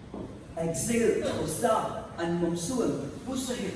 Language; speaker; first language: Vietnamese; non-native, learner; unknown